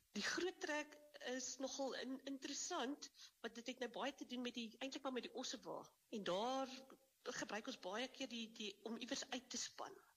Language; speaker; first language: Afrikaans; native; Afrikaans